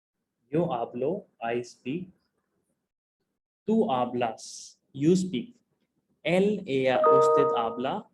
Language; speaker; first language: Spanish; non-native, fluent; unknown